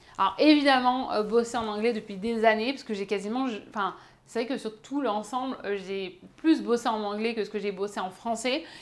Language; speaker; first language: French; native; French